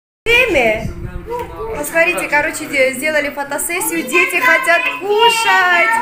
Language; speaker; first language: Russian; native; Russian